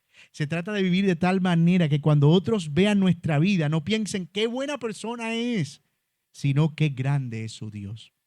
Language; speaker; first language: Spanish; native; Spanish